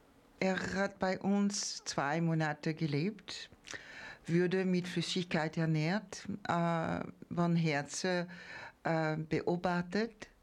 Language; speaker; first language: German; non-native, fluent; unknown